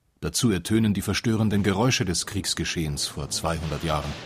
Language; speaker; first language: German; native; German